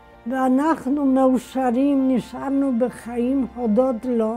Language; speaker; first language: Hebrew; non-native, fluent; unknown